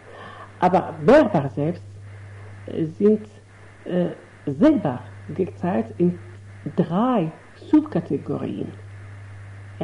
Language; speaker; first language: German; non-native, fluent; Arabic